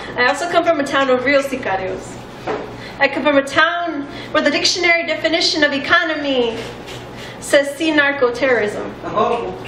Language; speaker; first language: English; native; English